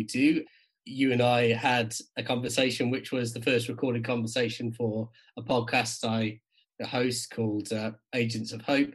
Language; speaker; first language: English; native; English